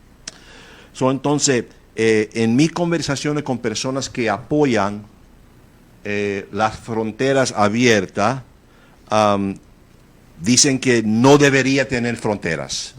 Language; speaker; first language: Spanish; native; Spanish